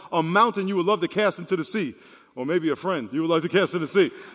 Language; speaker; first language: English; native; English